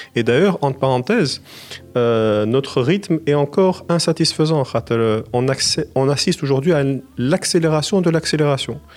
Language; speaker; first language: French; non-native, local second language; Arabic